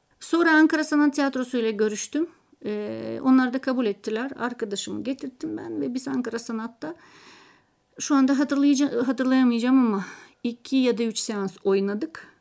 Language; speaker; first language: Turkish; non-native, fluent; Russian